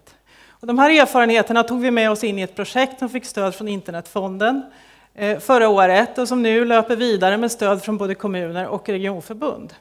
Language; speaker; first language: Swedish; native; Swedish